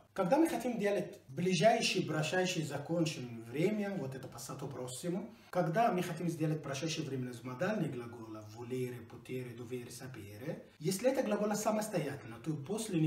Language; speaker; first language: Russian; non-native, fluent; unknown